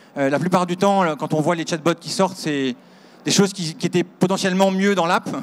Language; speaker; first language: French; native; French